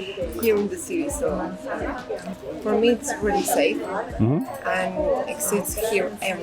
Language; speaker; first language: English; non-native, learner; Spanish